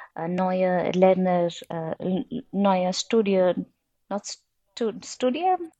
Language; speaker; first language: German; non-native, learner; Odia